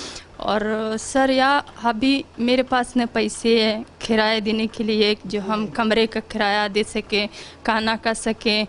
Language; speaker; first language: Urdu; non-native, learner; Pashto